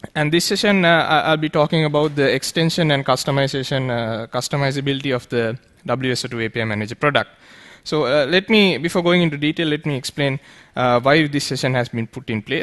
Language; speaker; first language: English; non-native, local second language; Sinhala